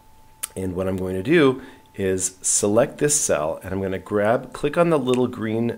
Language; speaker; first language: English; native; English